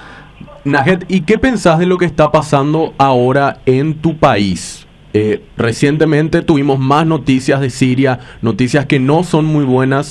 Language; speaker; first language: Spanish; native; Spanish